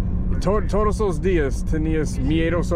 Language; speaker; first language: Spanish; non-native, learner; English